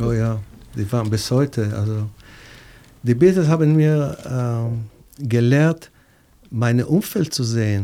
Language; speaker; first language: German; non-native, fluent; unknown